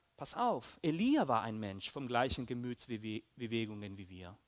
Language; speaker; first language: German; early bilingual, heritage; Spanish